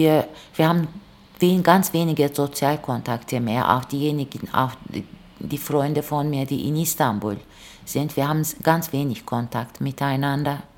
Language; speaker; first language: German; non-native, fluent; Turkish